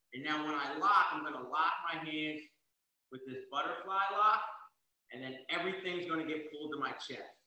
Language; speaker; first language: English; native; English